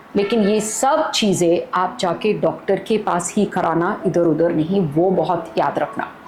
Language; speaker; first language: Hindi; non-native, local second language; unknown